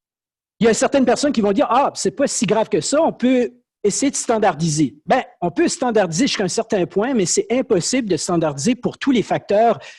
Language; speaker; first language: French; native; French